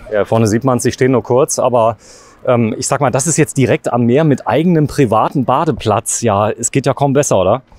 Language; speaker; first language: German; native; German